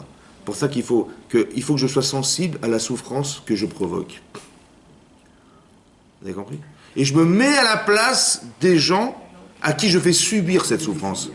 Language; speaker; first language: French; native; French